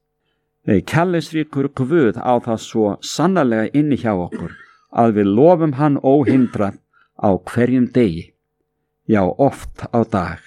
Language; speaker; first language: Icelandic; native; Icelandic